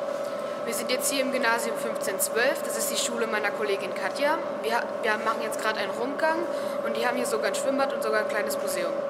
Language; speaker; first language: German; native; German